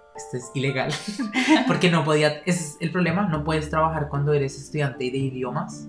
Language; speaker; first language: Spanish; native; Spanish